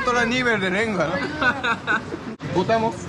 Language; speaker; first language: Spanish; non-native, learner; Japanese